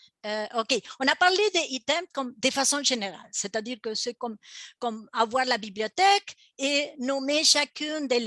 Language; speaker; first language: French; non-native, fluent; Spanish